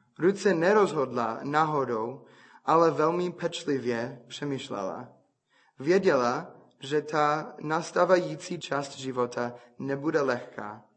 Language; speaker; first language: Czech; non-native, fluent; English